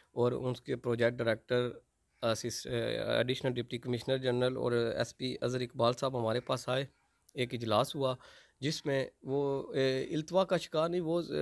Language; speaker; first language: Urdu; non-native, local second language; Pahari-Potwari